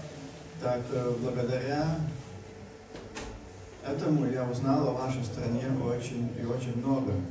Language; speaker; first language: Russian; non-native, fluent; Lithuanian